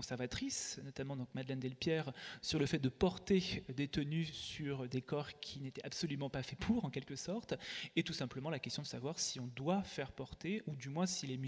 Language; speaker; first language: French; native; French